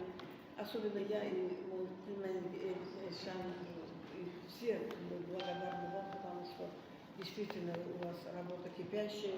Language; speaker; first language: Russian; non-native, local second language; Azerbaijani